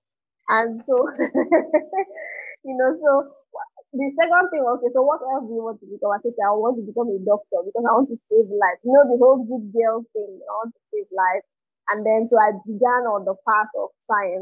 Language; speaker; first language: English; non-native, local second language; Igbo